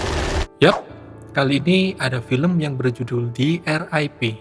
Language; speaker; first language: Indonesian; native; Indonesian